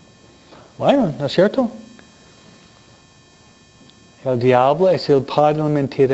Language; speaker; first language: Spanish; non-native, fluent; English